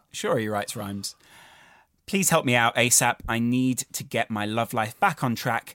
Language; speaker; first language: English; native; English